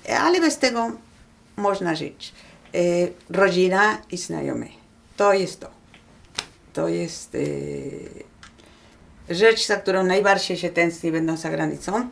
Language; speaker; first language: Polish; non-native, fluent; Spanish